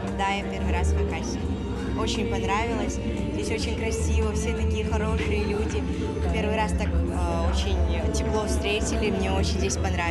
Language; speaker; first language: Russian; non-native, local second language; Kyrgyz